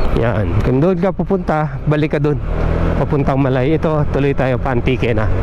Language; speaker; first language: Filipino; non-native, local second language; Aklanon